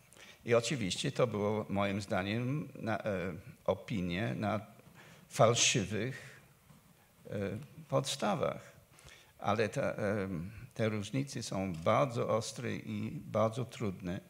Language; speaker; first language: Polish; non-native, fluent; English